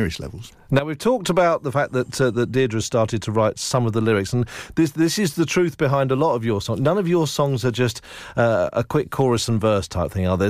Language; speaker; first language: English; native; English